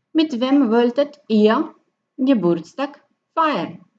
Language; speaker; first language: German; non-native, fluent; Macedonian